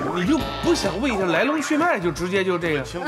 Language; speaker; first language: Chinese; native; Chinese